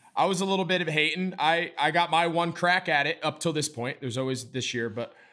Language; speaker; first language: English; native; English